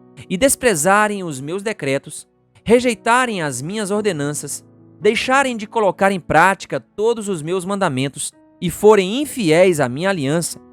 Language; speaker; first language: Portuguese; native; Portuguese